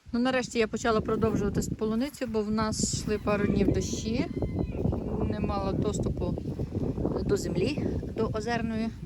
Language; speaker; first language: Ukrainian; non-native, local second language; Russian